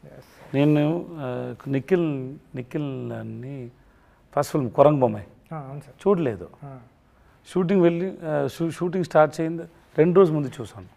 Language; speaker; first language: Telugu; non-native, learner; Tamil